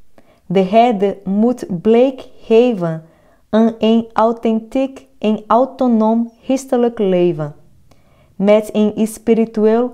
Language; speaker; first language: Dutch; non-native, fluent; Portuguese